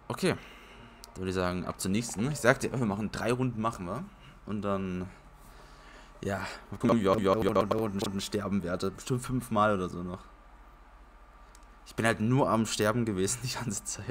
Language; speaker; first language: German; native; German